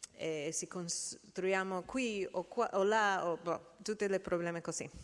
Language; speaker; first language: Italian; non-native, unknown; English